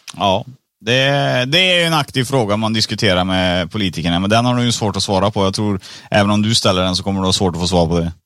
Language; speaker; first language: Swedish; early bilingual, other home language; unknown